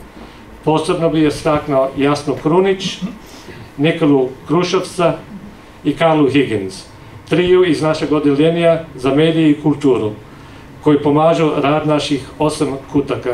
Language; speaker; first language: Serbian; non-native, fluent; English